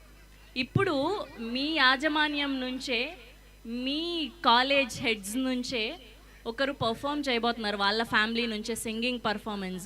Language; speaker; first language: Telugu; native; Telugu